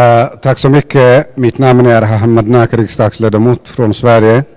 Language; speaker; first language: Swedish; non-native, fluent; Somali